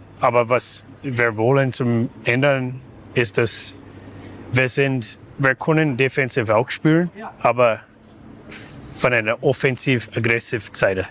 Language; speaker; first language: German; non-native, learner; English